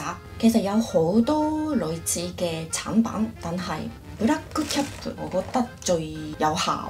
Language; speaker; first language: Cantonese; non-native, fluent; Japanese